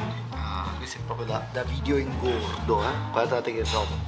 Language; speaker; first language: Italian; native; Italian